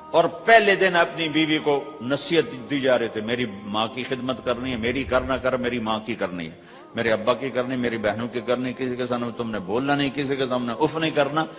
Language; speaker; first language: Urdu; non-native, local second language; Punjabi